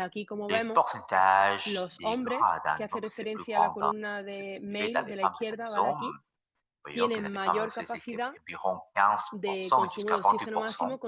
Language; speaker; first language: French; non-native, learner; Spanish